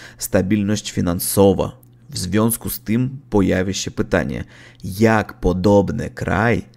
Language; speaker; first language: Polish; non-native, learner; Russian